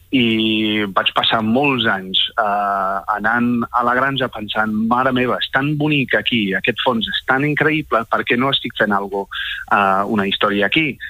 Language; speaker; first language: Catalan; non-native, fluent; English